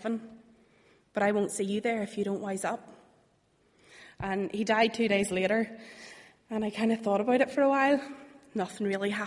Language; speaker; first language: English; native; English